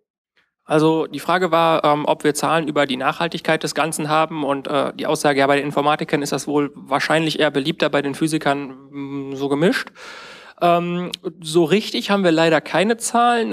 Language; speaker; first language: German; native; German